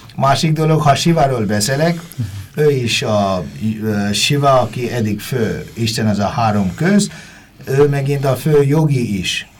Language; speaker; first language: Hungarian; non-native, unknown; Bangla